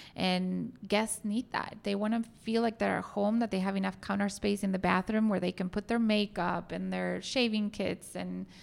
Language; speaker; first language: English; non-native, fluent; Spanish